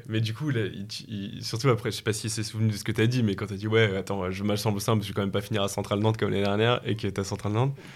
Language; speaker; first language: French; native; French